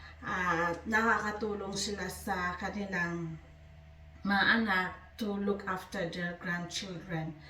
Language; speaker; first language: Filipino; native; Filipino